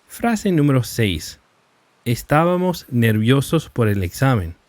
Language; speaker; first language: Spanish; non-native, fluent; English